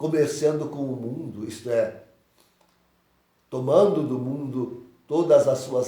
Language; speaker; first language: Portuguese; native; Portuguese